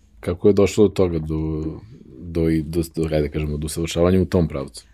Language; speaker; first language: Serbian; native; Serbian